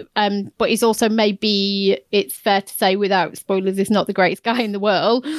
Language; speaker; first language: English; native; English